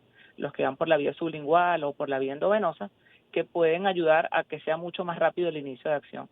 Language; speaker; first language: Spanish; native; Spanish